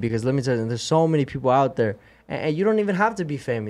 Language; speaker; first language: English; native; English